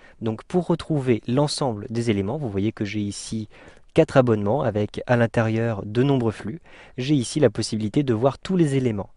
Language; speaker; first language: French; native; French